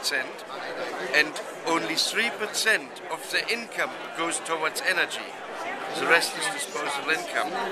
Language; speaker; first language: English; non-native, fluent; German